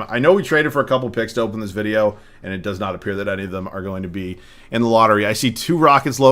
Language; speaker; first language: English; native; English